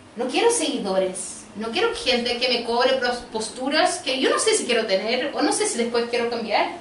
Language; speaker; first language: Spanish; early bilingual, other home language; Portuguese